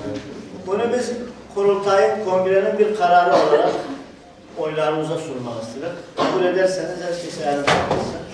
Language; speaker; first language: Turkish; native; Turkish